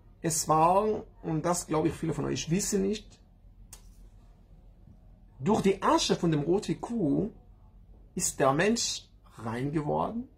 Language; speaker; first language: German; non-native, learner; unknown